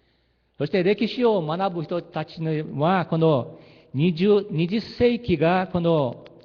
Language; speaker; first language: Japanese; early bilingual, heritage; Japanese